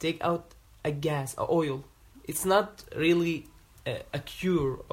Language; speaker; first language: English; non-native, learner; Arabic